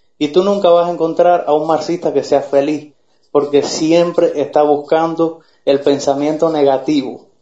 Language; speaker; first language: Spanish; native; Spanish